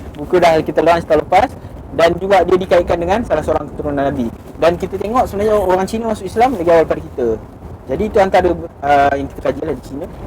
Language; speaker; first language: Malay; native; Malay